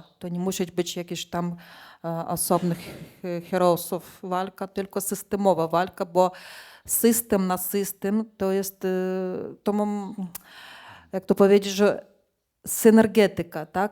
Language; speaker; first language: Polish; non-native, fluent; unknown